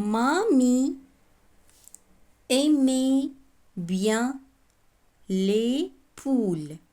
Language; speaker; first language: French; non-native, local second language; Arabic